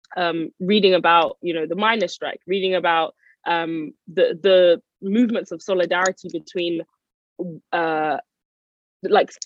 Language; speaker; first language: English; native; English